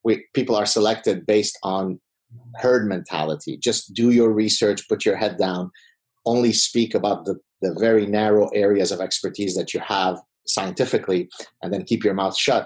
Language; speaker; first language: English; non-native, fluent; Arabic